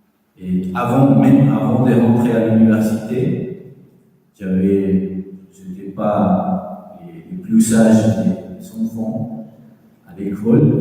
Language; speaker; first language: French; non-native, fluent; Spanish